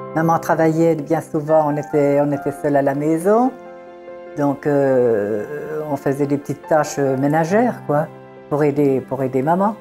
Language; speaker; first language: French; early bilingual, other home language; Italian